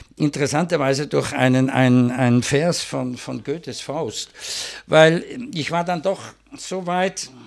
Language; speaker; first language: German; native; German